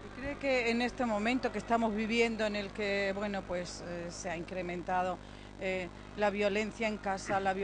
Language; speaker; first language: Spanish; native; Spanish